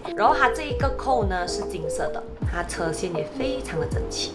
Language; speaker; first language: Chinese; native; Chinese